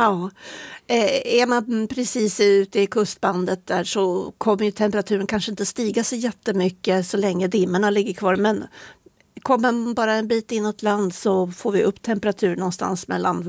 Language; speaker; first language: Swedish; native; Swedish